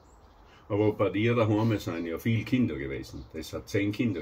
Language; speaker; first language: German; native; German